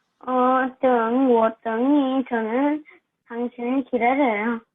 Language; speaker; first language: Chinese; non-native, learner; Korean